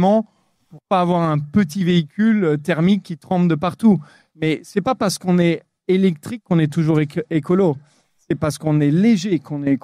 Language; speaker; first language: French; native; French